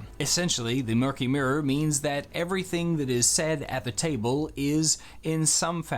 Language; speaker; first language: English; native; English